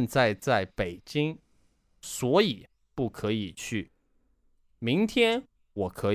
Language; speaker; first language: Chinese; non-native, learner; English